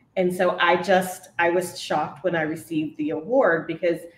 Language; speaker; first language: English; native; English